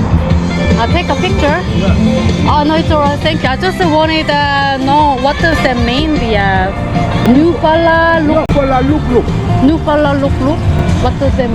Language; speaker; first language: English; non-native, fluent; Korean